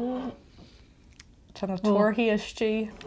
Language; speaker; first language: Irish; non-native, local second language; English